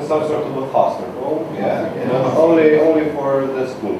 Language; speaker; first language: English; non-native, learner; Romanian